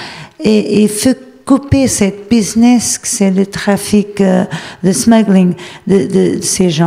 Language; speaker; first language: French; non-native, fluent; Portuguese